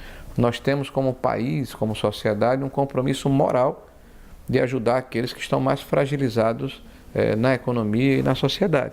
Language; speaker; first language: Portuguese; native; Portuguese